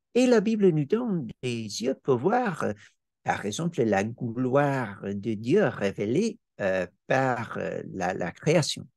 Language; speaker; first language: French; non-native, fluent; English